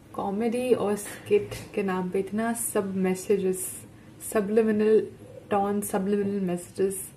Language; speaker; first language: Hindi; non-native, local second language; Gujarati